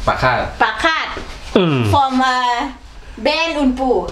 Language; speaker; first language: German; non-native, learner; Thai